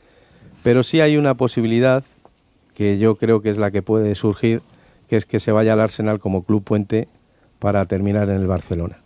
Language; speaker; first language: Spanish; native; Spanish